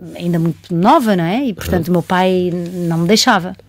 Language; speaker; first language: Portuguese; native; Portuguese